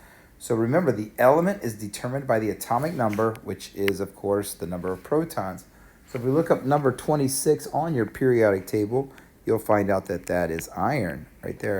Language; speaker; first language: English; native; English